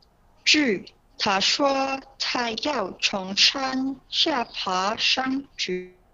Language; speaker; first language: Chinese; non-native, learner; Indonesian